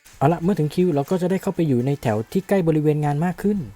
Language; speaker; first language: Thai; native; Thai